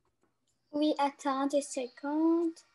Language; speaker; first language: French; non-native, local second language; English